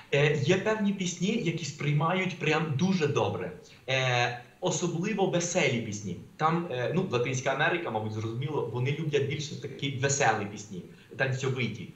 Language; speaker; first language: Ukrainian; non-native, fluent; Spanish